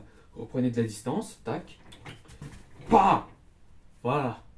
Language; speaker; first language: French; native; French